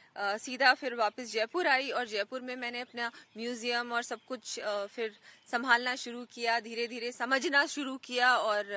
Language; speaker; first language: Hindi; native; Hindi